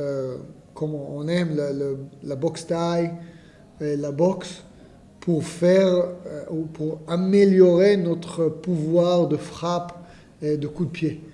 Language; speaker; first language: French; non-native, fluent; Hebrew